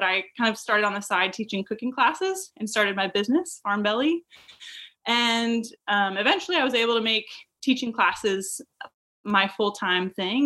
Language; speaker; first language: English; native; English